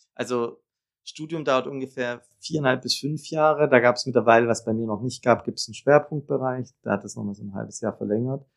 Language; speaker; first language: German; native; German